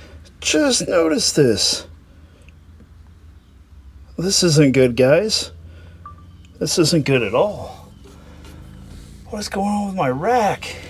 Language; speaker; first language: English; native; English